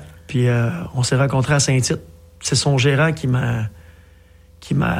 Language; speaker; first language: French; native; French